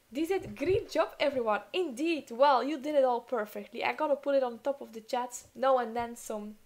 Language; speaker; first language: English; non-native, fluent; Dutch